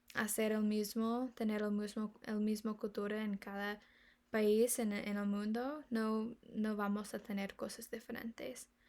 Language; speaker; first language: Spanish; non-native, learner; English